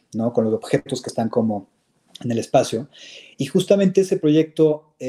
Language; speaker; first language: Spanish; native; Spanish